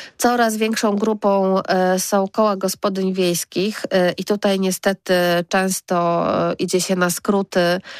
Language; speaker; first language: Polish; native; Polish